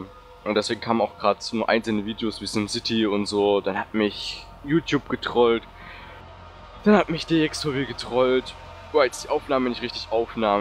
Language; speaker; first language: German; native; German